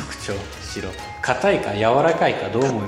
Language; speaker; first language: Japanese; non-native, fluent; Bulgarian